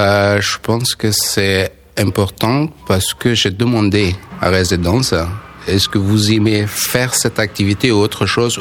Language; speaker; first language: French; non-native, learner; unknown